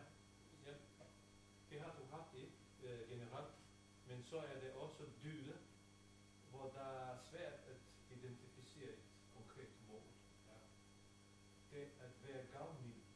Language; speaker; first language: Danish; non-native, fluent; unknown